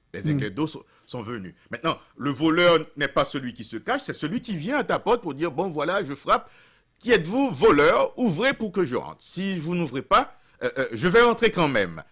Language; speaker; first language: French; non-native, local second language; Haitian Creole